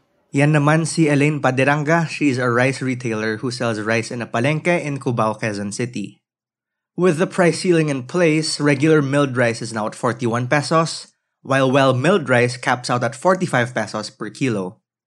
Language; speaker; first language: English; non-native, local second language; Filipino